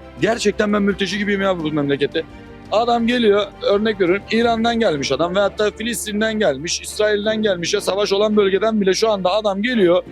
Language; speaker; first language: Turkish; native; Turkish